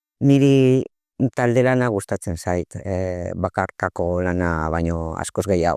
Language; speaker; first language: Basque; non-native, local second language; Spanish